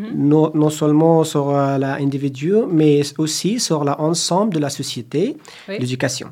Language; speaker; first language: French; non-native, fluent; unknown